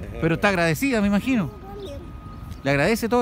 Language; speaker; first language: Spanish; native; Spanish